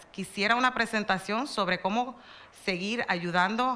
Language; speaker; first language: English; early bilingual, other home language; Spanish